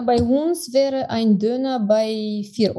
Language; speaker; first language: German; non-native, fluent; Romanian